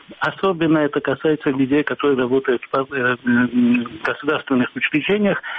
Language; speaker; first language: Russian; non-native, local second language; Georgian